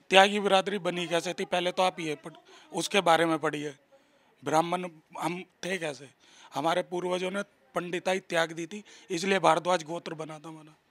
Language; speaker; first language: Hindi; native; Hindi